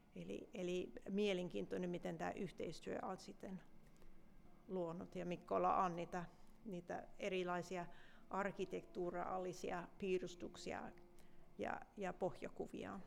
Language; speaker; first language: Finnish; non-native, fluent; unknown